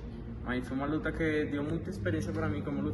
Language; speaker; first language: Portuguese; non-native, fluent; Spanish